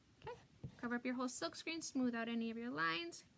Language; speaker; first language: English; native; English